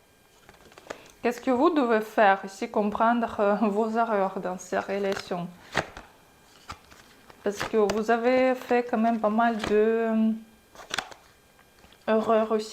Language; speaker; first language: French; non-native, fluent; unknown